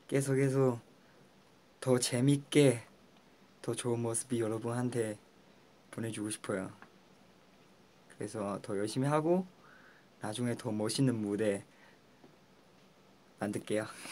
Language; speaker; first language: Korean; non-native, fluent; Chinese